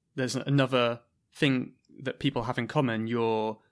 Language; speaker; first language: English; native; English